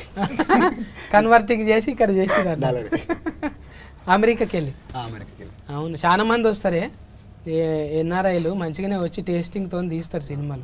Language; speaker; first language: Telugu; native; Telugu